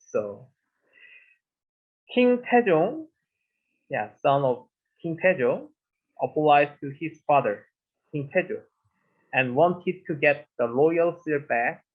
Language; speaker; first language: English; non-native, learner; Korean